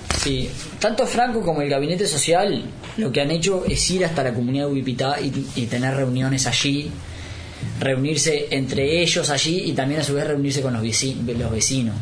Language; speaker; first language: Spanish; native; Spanish